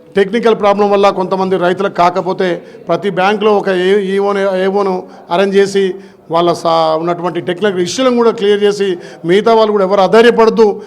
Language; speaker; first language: Telugu; native; Telugu